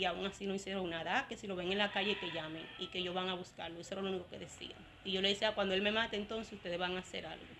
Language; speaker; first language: Spanish; native; Spanish